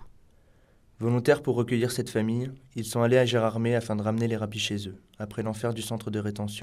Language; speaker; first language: French; native; French